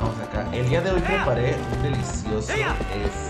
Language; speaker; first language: Spanish; native; Spanish